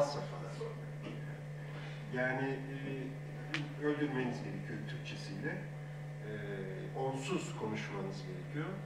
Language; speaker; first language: Turkish; native; Turkish